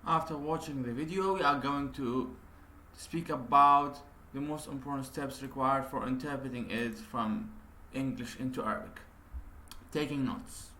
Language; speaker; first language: English; non-native, fluent; Arabic